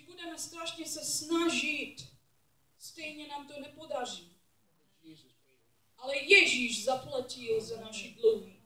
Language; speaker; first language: Czech; non-native, learner; English